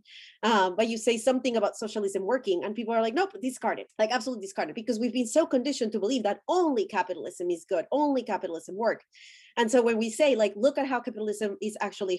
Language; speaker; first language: English; non-native, fluent; Spanish